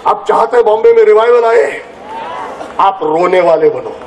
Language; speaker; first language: Hindi; non-native, local second language; Marathi